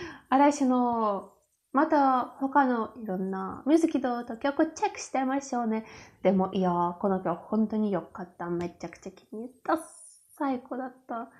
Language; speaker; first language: Japanese; non-native, learner; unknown